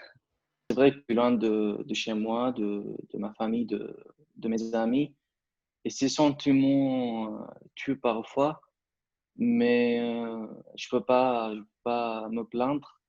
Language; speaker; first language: French; non-native, fluent; Arabic